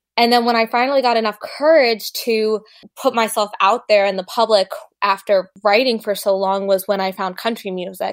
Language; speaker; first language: English; native; English